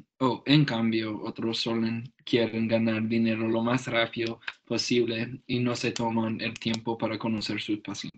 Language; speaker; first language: Spanish; non-native, learner; English